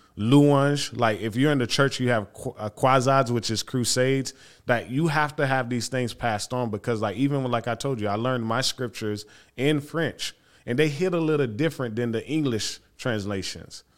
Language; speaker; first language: English; early bilingual, other home language; Haitian Creole